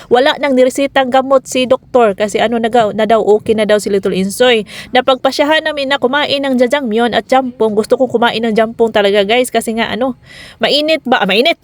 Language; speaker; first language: Filipino; non-native, local second language; Cebuano